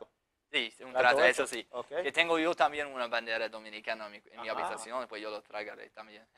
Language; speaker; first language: Spanish; non-native, fluent; English